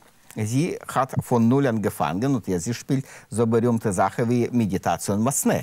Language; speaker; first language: German; non-native, learner; Russian